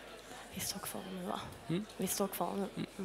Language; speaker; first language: Swedish; native; Swedish